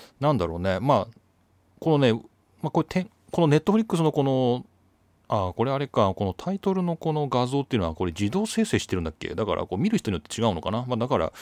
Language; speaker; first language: Japanese; native; Japanese